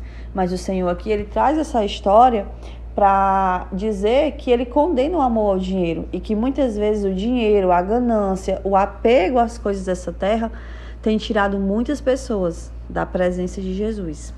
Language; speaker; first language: Portuguese; native; Portuguese